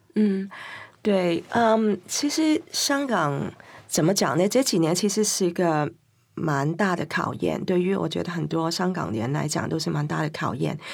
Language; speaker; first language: Chinese; non-native, fluent; Cantonese